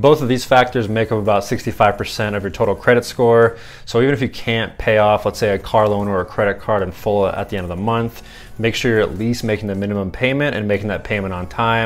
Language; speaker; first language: English; native; English